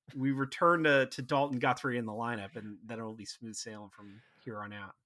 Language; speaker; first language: English; native; English